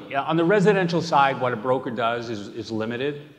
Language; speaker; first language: English; native; English